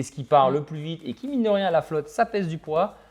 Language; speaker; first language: French; native; French